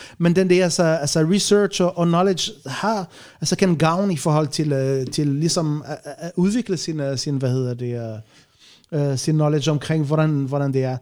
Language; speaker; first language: Danish; non-native, fluent; Arabic